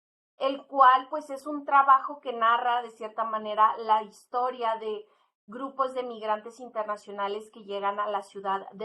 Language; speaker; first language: Spanish; native; Spanish